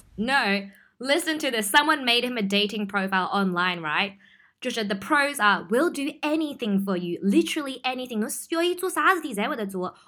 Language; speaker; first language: English; early bilingual, other home language; Chinese